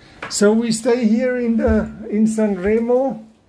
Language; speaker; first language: English; non-native, learner; German